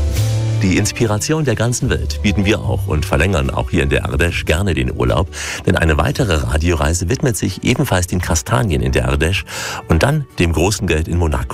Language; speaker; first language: German; native; German